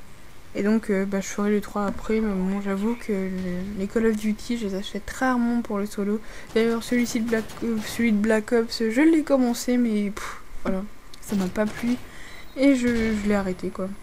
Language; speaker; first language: French; native; French